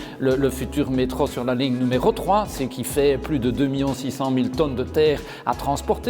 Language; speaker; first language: French; native; French